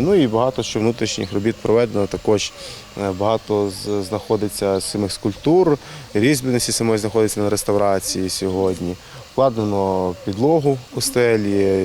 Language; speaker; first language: Ukrainian; native; Ukrainian